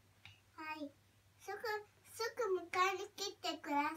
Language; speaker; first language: Japanese; early bilingual, other home language; Nepali